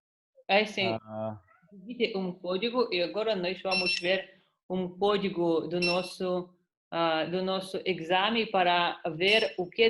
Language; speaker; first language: Portuguese; non-native, fluent; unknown